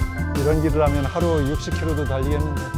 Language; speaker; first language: Korean; native; Korean